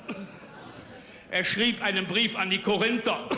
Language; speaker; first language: German; native; German